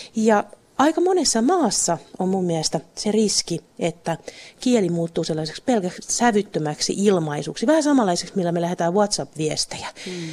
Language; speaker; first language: Finnish; native; Finnish